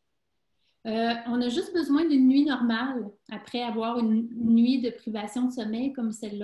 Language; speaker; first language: French; native; French